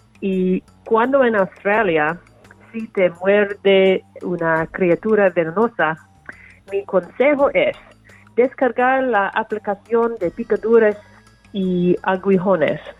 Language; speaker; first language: Spanish; non-native, learner; English